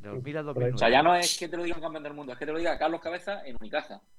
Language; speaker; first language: Spanish; native; Spanish